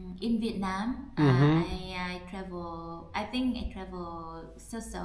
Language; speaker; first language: English; non-native, learner; Vietnamese